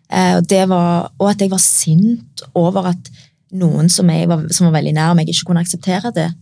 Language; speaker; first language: Norwegian; early bilingual, other home language; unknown